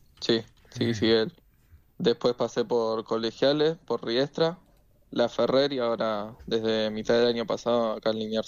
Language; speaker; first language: Spanish; native; Spanish